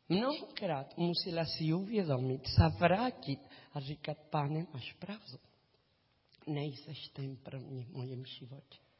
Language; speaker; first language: Czech; non-native, learner; Spanish